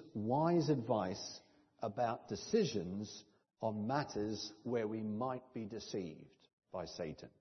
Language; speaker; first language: English; native; English